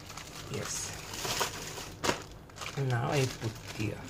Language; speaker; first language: English; non-native, local second language; Filipino